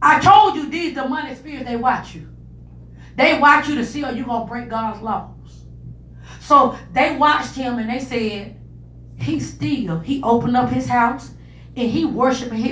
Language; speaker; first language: English; native; English